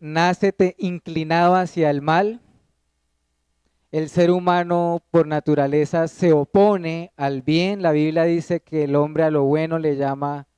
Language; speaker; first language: Spanish; native; Spanish